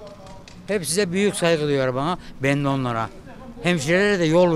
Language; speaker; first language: Turkish; native; Turkish